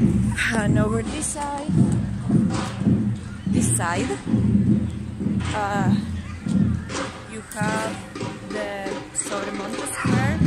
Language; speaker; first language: English; non-native, fluent; Spanish